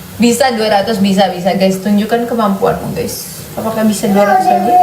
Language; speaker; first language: Indonesian; native; Indonesian